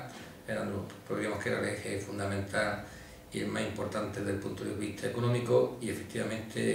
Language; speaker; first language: Spanish; native; Spanish